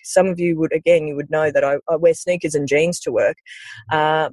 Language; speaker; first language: English; native; English